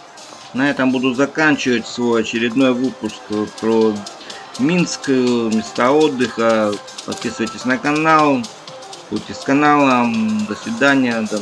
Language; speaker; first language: Russian; native; Russian